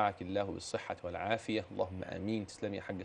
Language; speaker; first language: Arabic; native; Arabic